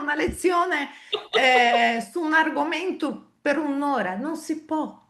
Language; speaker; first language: Italian; non-native, learner; Portuguese